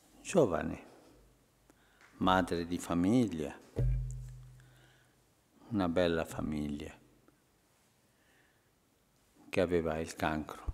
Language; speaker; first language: Italian; non-native, fluent; Spanish